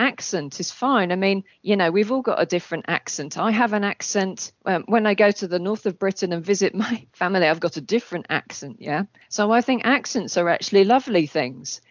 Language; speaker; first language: English; native; English